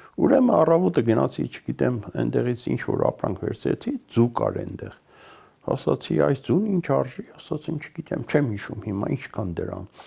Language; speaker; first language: Armenian; early bilingual, heritage; Armenian